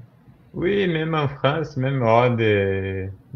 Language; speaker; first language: French; non-native, fluent; Portuguese